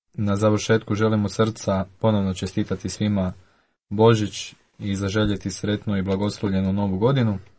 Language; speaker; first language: Croatian; native; Croatian